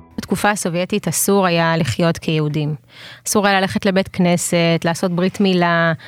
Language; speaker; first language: Hebrew; early bilingual, other home language; Russian